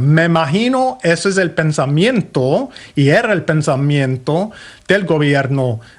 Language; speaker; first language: Spanish; non-native, fluent; English